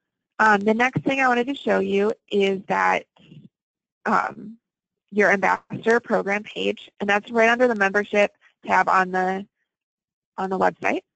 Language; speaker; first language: English; native; English